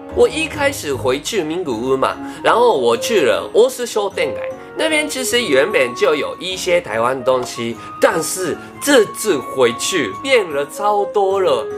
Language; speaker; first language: Chinese; non-native, fluent; Japanese